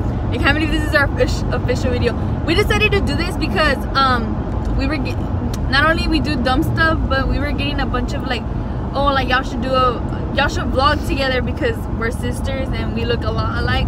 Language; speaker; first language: English; early bilingual, other home language; Spanish